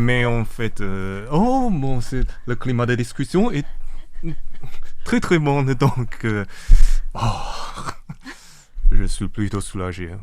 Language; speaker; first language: French; non-native, fluent; Chinese